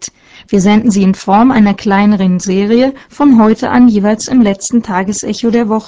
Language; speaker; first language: German; native; German